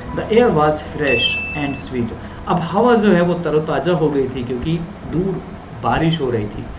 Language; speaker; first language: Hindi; native; Hindi